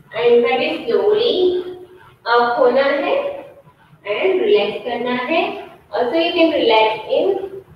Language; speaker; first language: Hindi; non-native, local second language; Gujarati